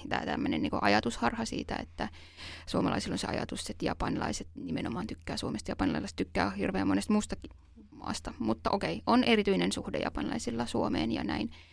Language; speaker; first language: Finnish; native; Finnish